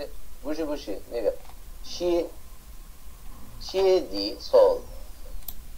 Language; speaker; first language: Chinese; non-native, learner; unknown